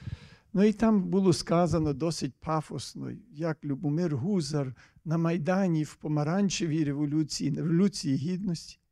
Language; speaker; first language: Ukrainian; early bilingual, heritage; Ukrainian